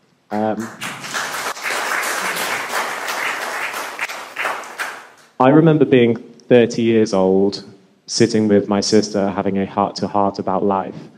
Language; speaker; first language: English; native; English